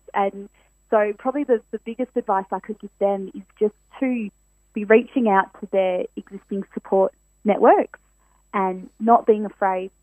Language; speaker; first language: English; native; English